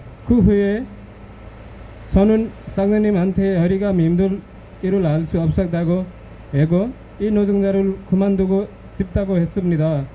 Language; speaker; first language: Korean; non-native, learner; Nepali